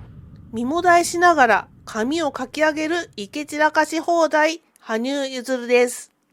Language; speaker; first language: Japanese; native; Japanese